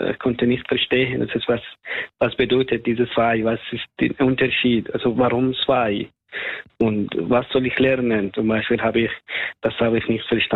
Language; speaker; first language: German; non-native, fluent; Persian